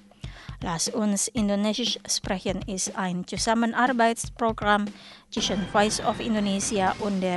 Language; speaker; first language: German; non-native, fluent; Indonesian